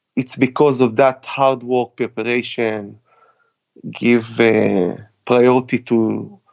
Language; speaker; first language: English; non-native, fluent; Hebrew